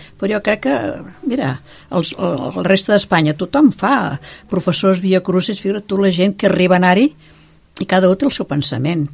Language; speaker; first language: Catalan; non-native, local second language; Spanish